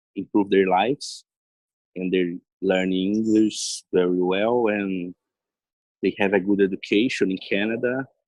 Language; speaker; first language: English; non-native, learner; Portuguese